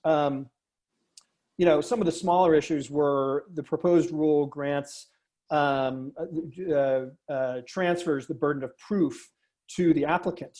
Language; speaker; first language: English; native; English